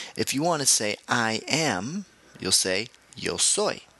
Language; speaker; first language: English; native; English